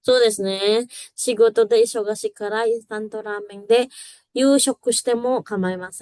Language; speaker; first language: Japanese; non-native, fluent; Indonesian